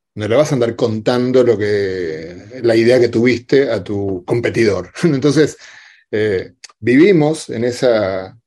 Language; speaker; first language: Spanish; native; Spanish